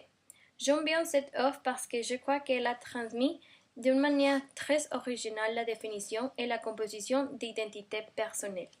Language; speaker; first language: French; non-native, learner; Spanish